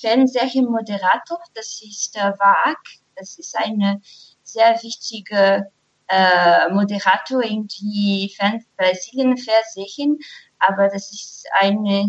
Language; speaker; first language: German; non-native, learner; Portuguese